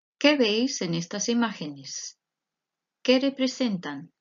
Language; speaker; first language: Spanish; non-native, fluent; Croatian